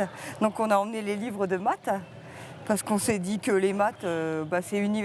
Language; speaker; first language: French; native; French